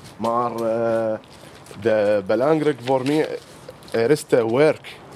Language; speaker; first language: Dutch; non-native, learner; Arabic